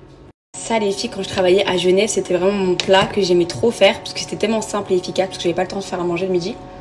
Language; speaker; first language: French; native; French